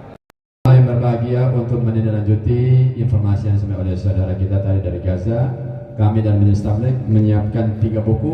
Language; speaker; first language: Indonesian; native; Indonesian